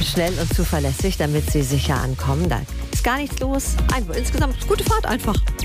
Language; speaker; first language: German; native; German